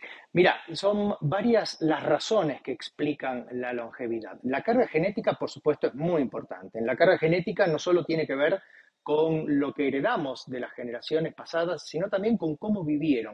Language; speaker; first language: Spanish; native; Spanish